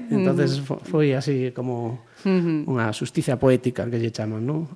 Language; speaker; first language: Galician; native; Galician